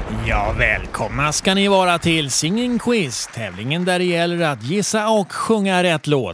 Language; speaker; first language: Swedish; native; Swedish